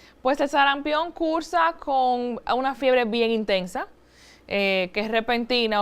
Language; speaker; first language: Spanish; native; Spanish